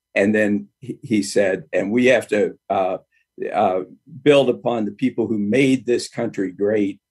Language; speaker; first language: English; native; English